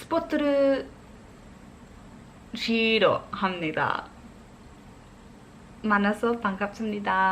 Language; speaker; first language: Korean; non-native, learner; English